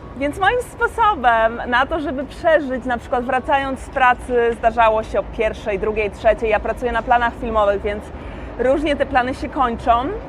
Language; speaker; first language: Polish; native; Polish